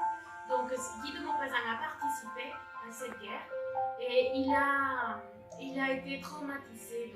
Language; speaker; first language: French; non-native, learner; Spanish